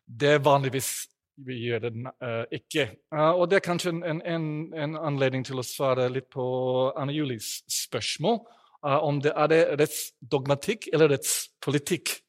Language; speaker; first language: Norwegian; non-native, fluent; English